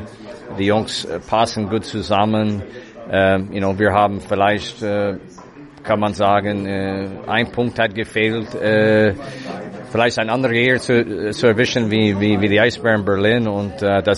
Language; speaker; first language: German; non-native, fluent; English